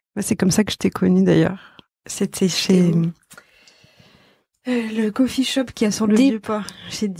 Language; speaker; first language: French; native; French